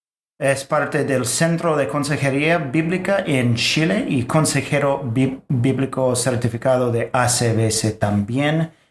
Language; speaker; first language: Spanish; non-native, fluent; English